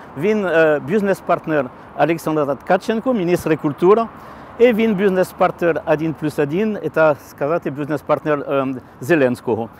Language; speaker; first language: Ukrainian; non-native, learner; French